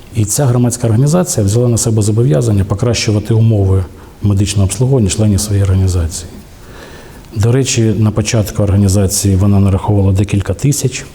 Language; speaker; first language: Ukrainian; native; Ukrainian